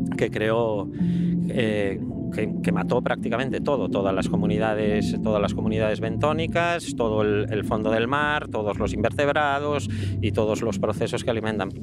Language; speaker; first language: Spanish; native; Spanish